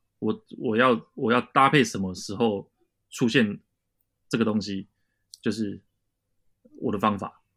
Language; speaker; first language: Chinese; native; Chinese